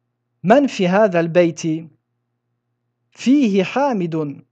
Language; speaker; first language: Arabic; non-native, fluent; French